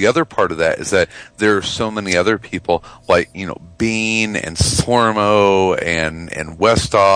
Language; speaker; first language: English; native; English